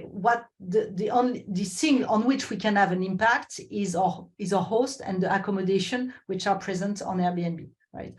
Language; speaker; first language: English; non-native, fluent; French